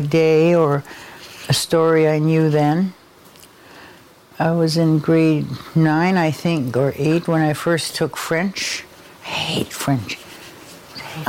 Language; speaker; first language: English; non-native, fluent; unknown